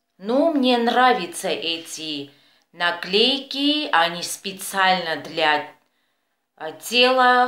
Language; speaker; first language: Russian; non-native, fluent; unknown